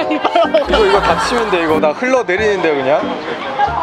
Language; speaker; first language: Korean; native; Korean